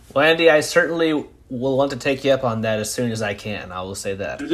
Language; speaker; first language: English; early bilingual, other home language; Italian